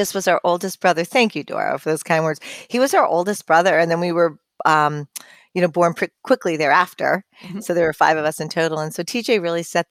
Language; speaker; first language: English; native; English